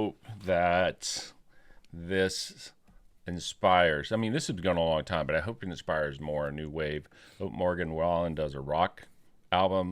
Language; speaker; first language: English; native; English